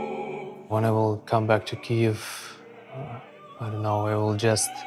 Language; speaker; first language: English; non-native, fluent; Ukrainian